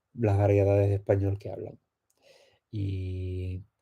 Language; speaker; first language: Spanish; non-native, fluent; English